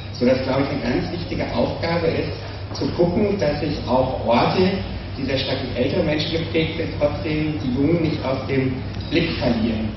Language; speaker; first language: German; native; German